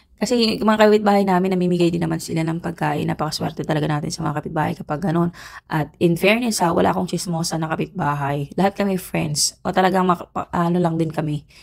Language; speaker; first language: Filipino; non-native, local second language; Aklanon